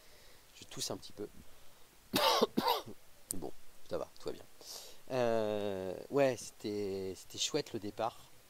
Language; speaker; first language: French; native; French